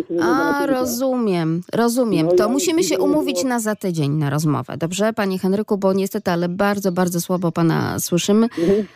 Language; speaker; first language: Polish; native; Polish